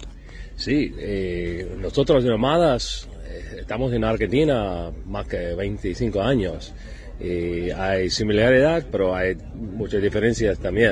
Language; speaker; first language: Spanish; non-native, learner; English